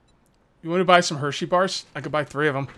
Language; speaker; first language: English; native; English